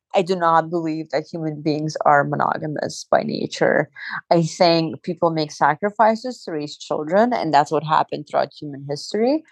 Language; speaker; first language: English; non-native, fluent; Azerbaijani